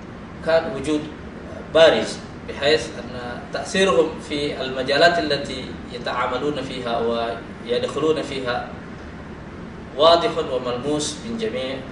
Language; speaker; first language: Arabic; non-native, fluent; Indonesian